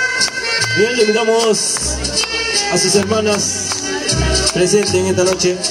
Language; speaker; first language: Spanish; native; Spanish